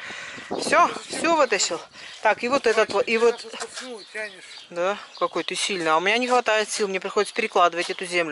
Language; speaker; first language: Russian; native; Russian